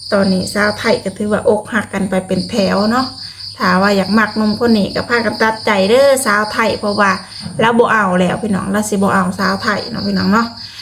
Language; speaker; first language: Thai; native; Thai